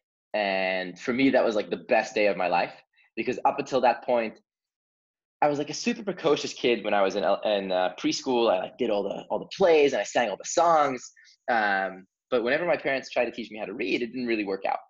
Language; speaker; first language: English; early bilingual, other home language; Hebrew